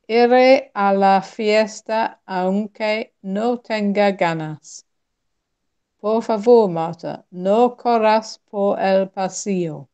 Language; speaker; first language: Spanish; non-native, learner; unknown